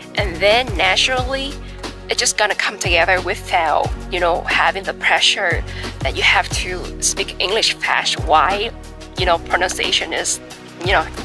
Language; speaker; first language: English; non-native, fluent; Vietnamese